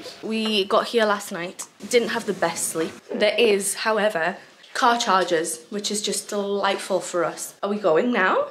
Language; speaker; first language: English; native; English